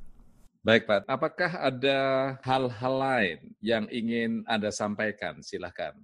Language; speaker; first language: Indonesian; native; Indonesian